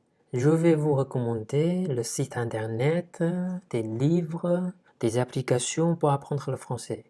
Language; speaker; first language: French; non-native, fluent; Chinese